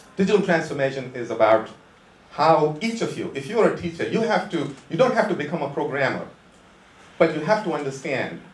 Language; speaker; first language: English; non-native, local second language; Konkani